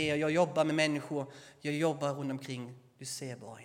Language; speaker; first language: Swedish; non-native, fluent; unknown